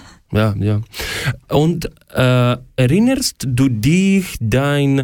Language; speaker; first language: German; non-native, learner; Ukrainian